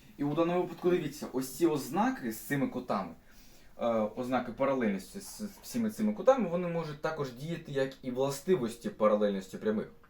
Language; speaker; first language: Ukrainian; non-native, local second language; Russian